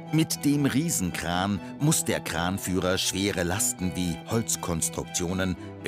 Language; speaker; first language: German; native; German